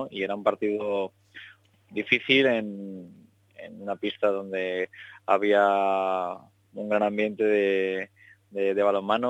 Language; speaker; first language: Spanish; native; Spanish